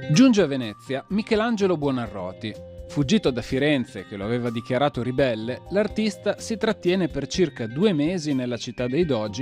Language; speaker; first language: Italian; native; Italian